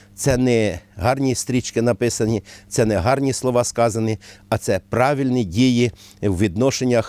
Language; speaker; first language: Ukrainian; native; Ukrainian